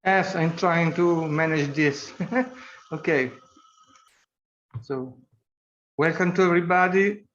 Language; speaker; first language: English; non-native, fluent; Italian